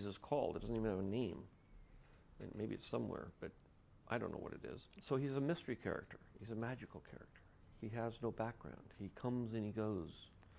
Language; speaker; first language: English; native; English